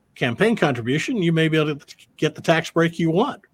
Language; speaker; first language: English; native; English